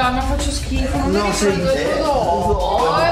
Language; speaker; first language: Italian; native; Italian